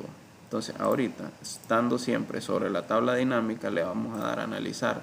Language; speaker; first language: Spanish; native; Spanish